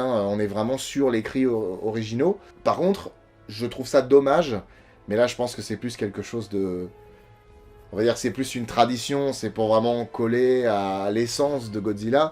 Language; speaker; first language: French; native; French